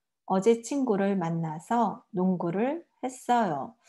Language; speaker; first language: Korean; native; Korean